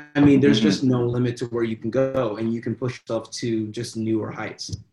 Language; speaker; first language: English; native; English